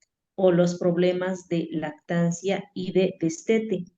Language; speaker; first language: Spanish; native; Spanish